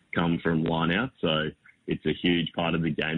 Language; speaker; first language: English; native; English